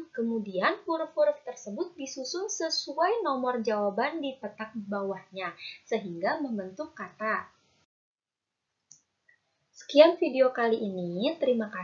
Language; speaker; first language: Indonesian; native; Indonesian